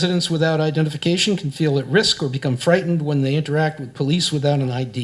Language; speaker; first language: English; native; English